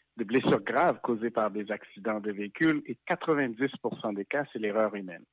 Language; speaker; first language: French; non-native, local second language; Haitian Creole